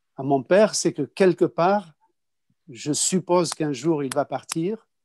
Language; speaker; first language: French; non-native, local second language; Kabyle